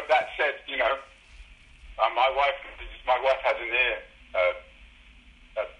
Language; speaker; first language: English; native; English